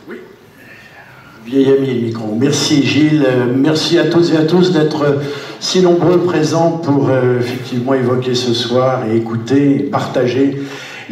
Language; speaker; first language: French; native; French